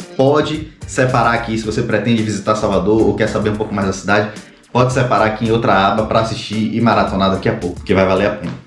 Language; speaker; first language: Portuguese; native; Portuguese